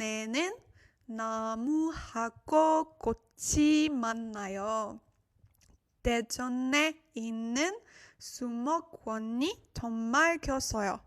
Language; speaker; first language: Korean; non-native, learner; French